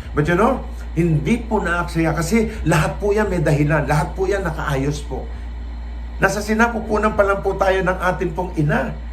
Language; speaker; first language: Filipino; non-native, local second language; Cebuano